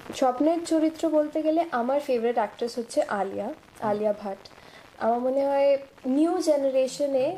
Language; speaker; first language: Bangla; non-native, local second language; Punjabi